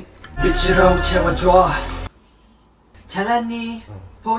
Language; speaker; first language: Korean; non-native, fluent; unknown